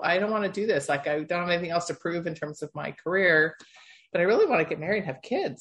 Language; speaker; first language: English; native; English